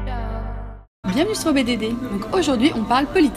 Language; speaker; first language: French; native; French